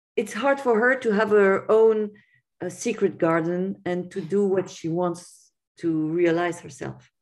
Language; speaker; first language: English; non-native, fluent; French